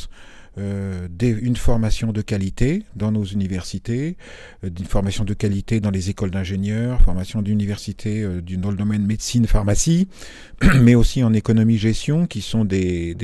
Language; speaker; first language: French; native; French